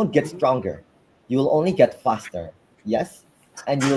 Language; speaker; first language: English; non-native, fluent; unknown